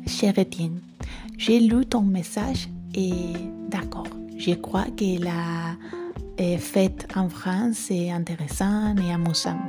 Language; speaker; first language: French; non-native, learner; Spanish